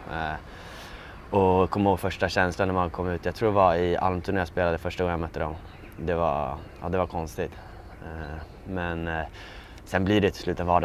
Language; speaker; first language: Swedish; native; Swedish